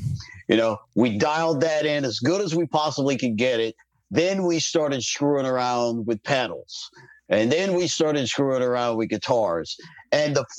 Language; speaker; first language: English; native; English